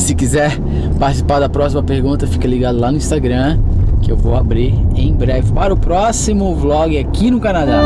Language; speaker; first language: Portuguese; native; Portuguese